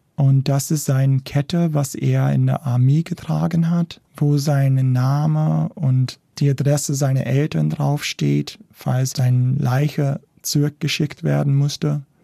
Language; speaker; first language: German; non-native, fluent; English